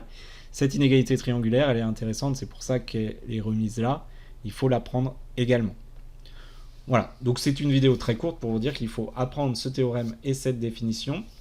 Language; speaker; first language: French; native; French